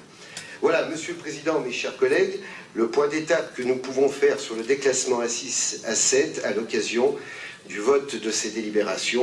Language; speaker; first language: French; native; French